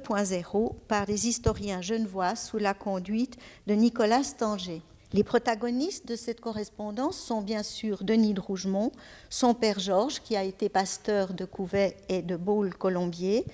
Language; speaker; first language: French; native; French